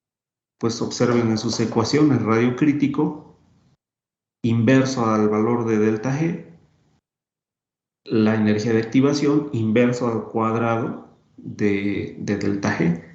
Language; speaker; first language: Spanish; native; Spanish